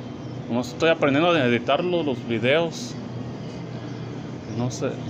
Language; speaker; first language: Spanish; early bilingual, heritage; Spanish